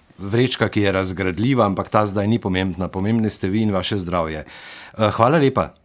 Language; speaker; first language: Slovenian; native; Slovenian